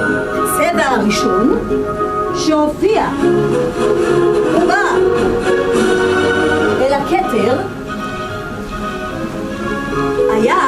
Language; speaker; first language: Hebrew; native; Hebrew